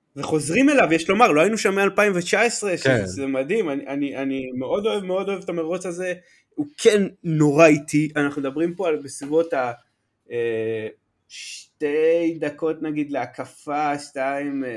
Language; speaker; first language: Hebrew; native; Hebrew